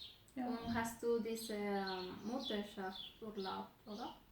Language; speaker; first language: German; non-native, learner; Spanish